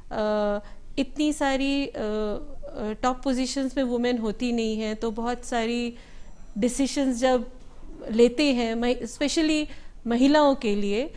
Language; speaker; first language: Hindi; native; Hindi